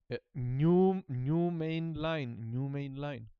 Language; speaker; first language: Japanese; non-native, learner; English